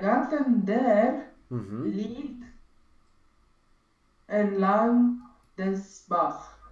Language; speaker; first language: German; non-native, learner; Romanian